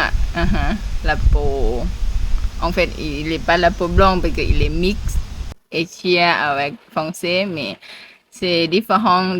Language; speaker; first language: French; non-native, learner; Thai